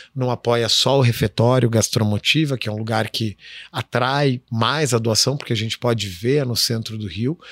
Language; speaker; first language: Portuguese; native; Portuguese